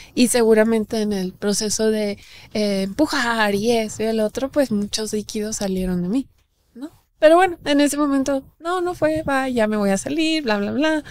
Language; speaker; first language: Spanish; native; Spanish